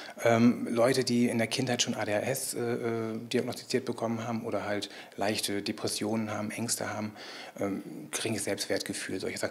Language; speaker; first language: German; native; German